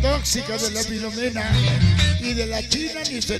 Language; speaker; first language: Spanish; native; Spanish